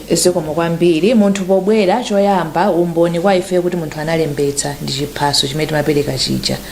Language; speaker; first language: Nyanja; native; Nyanja